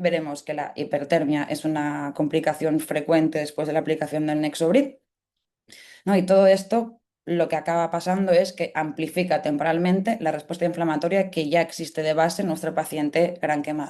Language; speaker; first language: Spanish; native; Spanish